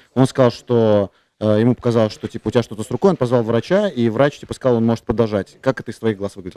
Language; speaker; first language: Russian; native; Russian